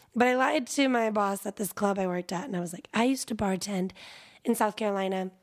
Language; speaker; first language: English; native; English